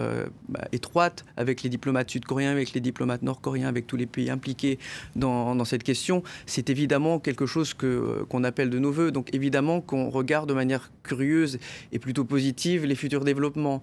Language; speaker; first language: French; native; French